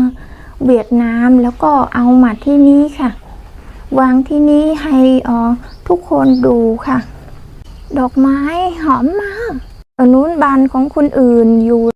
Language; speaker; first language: Thai; non-native, learner; Vietnamese